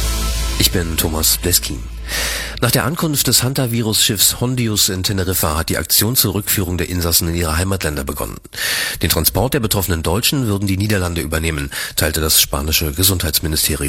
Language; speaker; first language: German; native; German